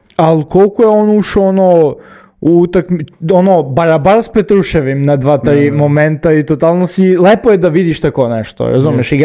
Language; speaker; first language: Serbian; native; Serbian